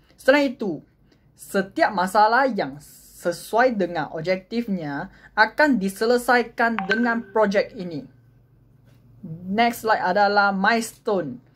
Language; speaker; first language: Malay; non-native, local second language; Chinese